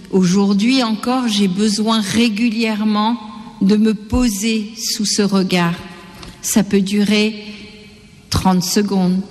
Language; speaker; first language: French; non-native, local second language; Gujarati